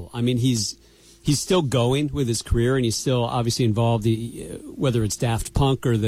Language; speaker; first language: English; native; English